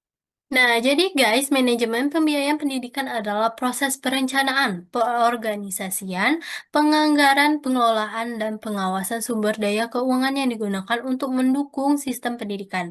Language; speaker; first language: Indonesian; native; Indonesian